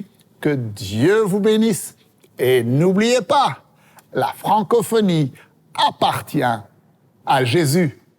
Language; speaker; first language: French; native; French